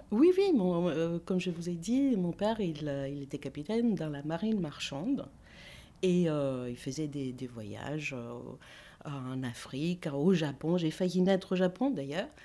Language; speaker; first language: French; non-native, fluent; Greek